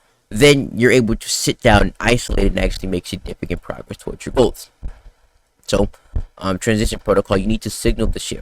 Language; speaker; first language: English; native; English